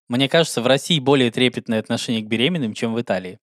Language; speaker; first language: Russian; native; Russian